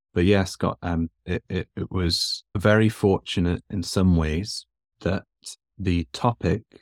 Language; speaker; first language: English; native; English